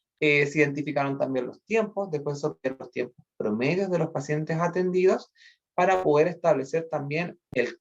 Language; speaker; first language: Spanish; native; Spanish